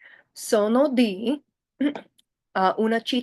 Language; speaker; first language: Italian; non-native, fluent; English